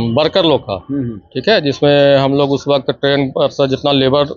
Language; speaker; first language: Hindi; native; Hindi